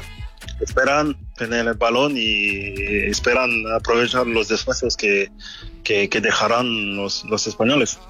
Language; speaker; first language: Spanish; non-native, fluent; French